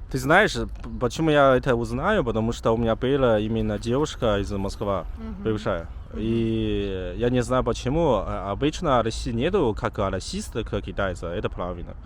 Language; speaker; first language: Russian; non-native, learner; Chinese